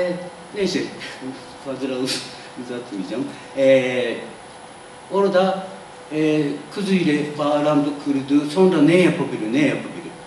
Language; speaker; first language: Turkish; non-native, learner; Japanese